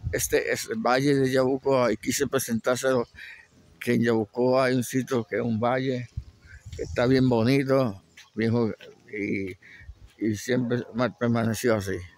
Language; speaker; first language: Spanish; native; Spanish